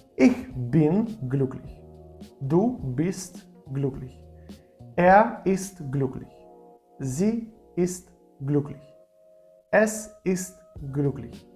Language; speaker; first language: German; non-native, fluent; Ukrainian